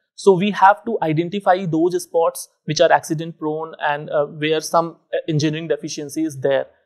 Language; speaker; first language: English; non-native, local second language; Hindi